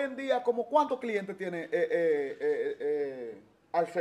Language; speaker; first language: Spanish; native; Spanish